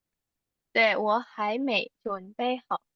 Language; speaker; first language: Chinese; non-native, fluent; Indonesian